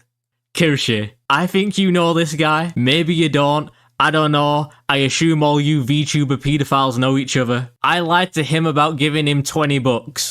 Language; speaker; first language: English; native; English